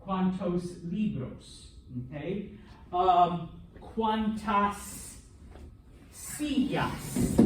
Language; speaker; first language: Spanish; early bilingual, heritage; Spanish